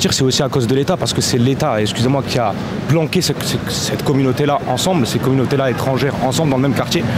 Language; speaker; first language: French; native; French